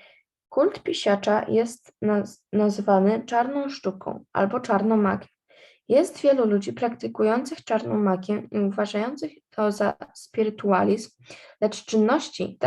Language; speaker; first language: Polish; native; Polish